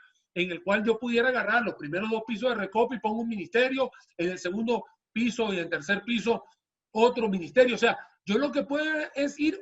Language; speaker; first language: Spanish; native; Spanish